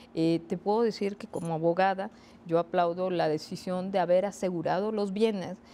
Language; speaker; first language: Spanish; native; Spanish